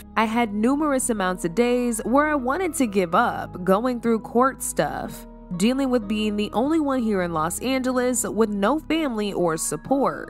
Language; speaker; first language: English; native; English